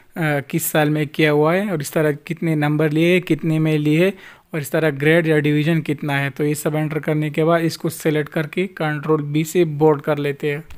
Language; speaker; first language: Urdu; non-native, local second language; Pashto